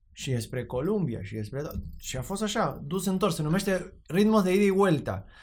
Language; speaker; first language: Romanian; non-native, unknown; Spanish